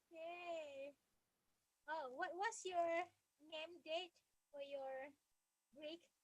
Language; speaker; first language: English; non-native, fluent; Indonesian